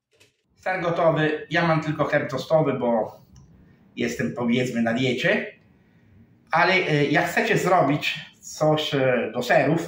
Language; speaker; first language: Polish; non-native, fluent; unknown